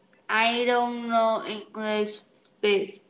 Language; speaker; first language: English; non-native, learner; Vietnamese